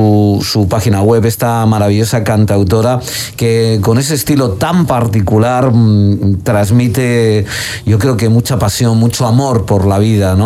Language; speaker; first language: Spanish; native; Spanish